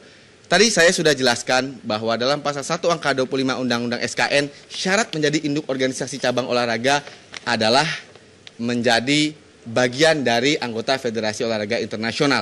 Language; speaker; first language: Indonesian; native; Indonesian